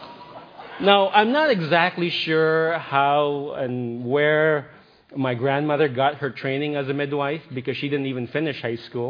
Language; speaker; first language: English; non-native, local second language; Filipino